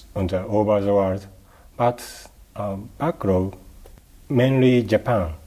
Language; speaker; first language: English; non-native, learner; Japanese